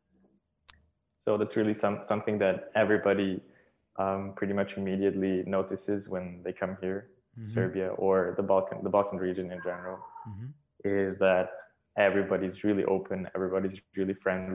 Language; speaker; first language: English; non-native, fluent; Serbian